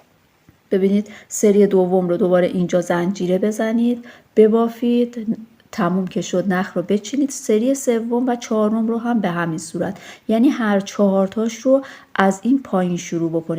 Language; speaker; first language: Persian; native; Persian